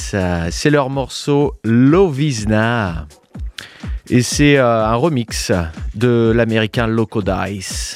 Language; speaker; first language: French; native; French